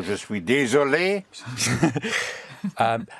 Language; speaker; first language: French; non-native, fluent; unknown